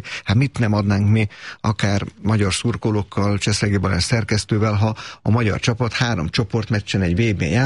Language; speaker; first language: Hungarian; native; Hungarian